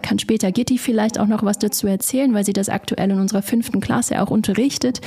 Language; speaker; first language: German; native; German